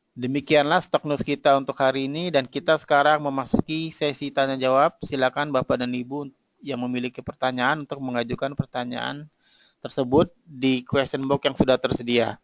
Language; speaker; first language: Indonesian; native; Indonesian